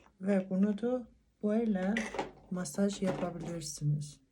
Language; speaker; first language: Turkish; non-native, learner; Persian